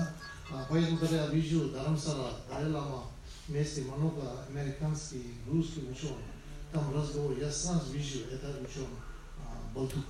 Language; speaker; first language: Russian; non-native, learner; Tibetan